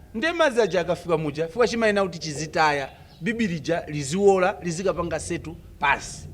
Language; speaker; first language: Nyanja; non-native, local second language; Tumbuka